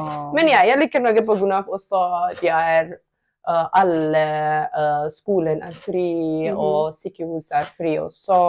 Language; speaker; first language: Norwegian; non-native, learner; Indonesian